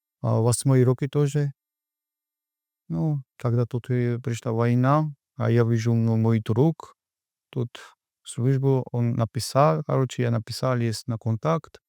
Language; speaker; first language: Russian; non-native, learner; Georgian